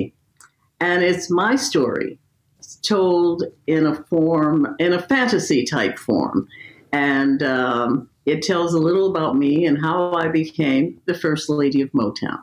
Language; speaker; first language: English; native; English